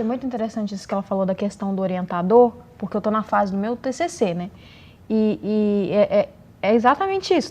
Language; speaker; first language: Portuguese; native; Portuguese